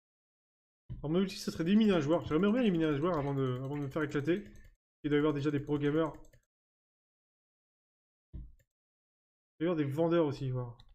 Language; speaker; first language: French; native; French